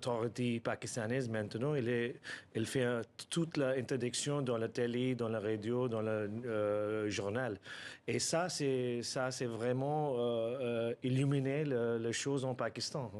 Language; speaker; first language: French; non-native, learner; Urdu